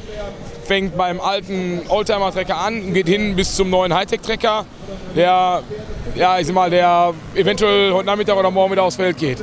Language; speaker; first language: German; native; German